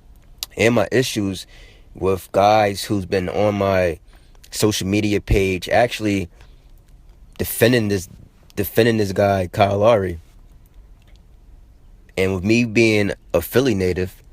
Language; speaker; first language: English; native; English